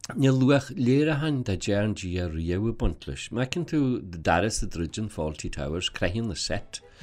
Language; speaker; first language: Irish; native; Irish